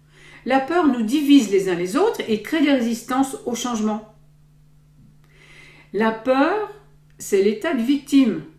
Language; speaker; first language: French; native; French